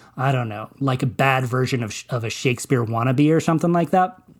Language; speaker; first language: English; native; English